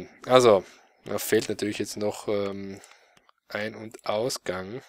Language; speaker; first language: German; native; German